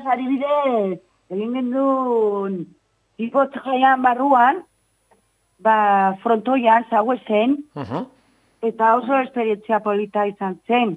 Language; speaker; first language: Basque; non-native, local second language; Spanish